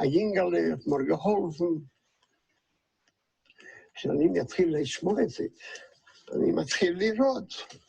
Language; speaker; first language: Hebrew; non-native, fluent; Yiddish